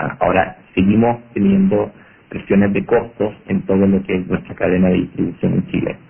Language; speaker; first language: Spanish; native; Spanish